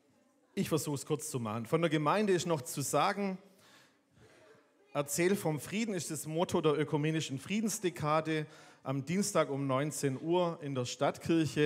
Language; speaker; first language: German; native; German